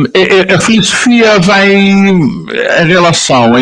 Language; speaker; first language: Portuguese; non-native, learner; Dutch